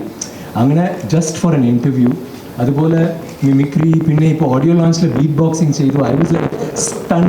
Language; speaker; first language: Malayalam; non-native, local second language; Tamil